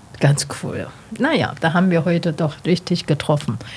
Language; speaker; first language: German; non-native, learner; Chinese